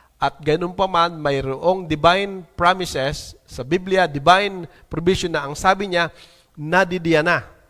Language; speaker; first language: Filipino; native; Filipino